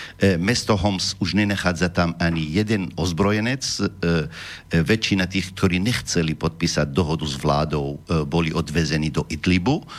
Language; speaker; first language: Slovak; non-native, fluent; Arabic